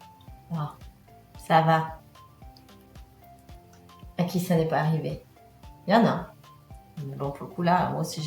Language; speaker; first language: French; native; French